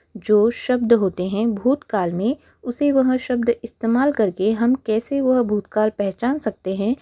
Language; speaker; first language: Hindi; non-native, local second language; Marathi